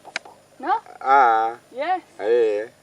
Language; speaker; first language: English; non-native, learner; French